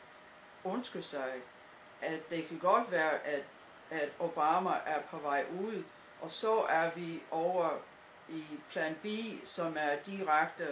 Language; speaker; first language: Danish; non-native, fluent; English